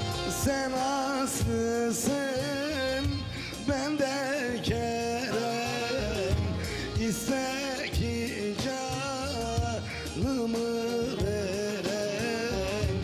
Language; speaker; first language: Turkish; native; Turkish